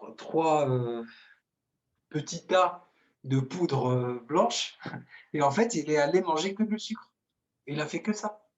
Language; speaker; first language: French; non-native, local second language; Arabic